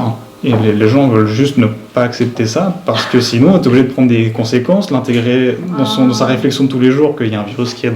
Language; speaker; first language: French; native; French